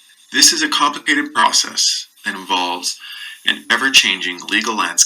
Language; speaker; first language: English; native; English